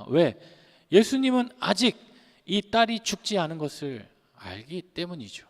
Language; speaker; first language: Korean; native; Korean